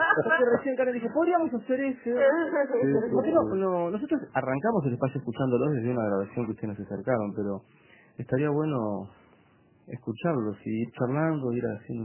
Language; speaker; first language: Spanish; native; Spanish